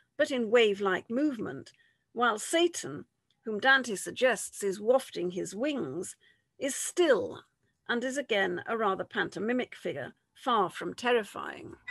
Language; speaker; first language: English; native; English